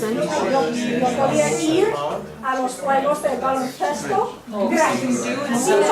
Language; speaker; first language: Spanish; non-native, fluent; English